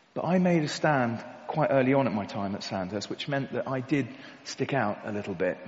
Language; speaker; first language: English; native; English